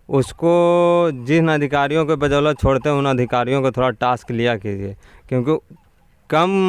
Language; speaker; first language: Hindi; native; Hindi